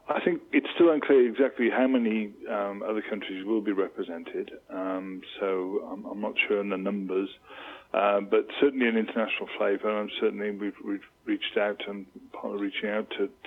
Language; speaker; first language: English; native; English